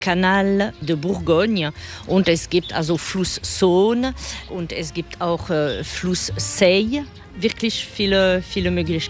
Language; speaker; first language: German; non-native, learner; French